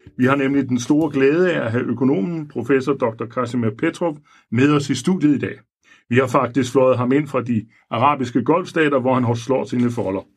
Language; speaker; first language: Danish; native; Danish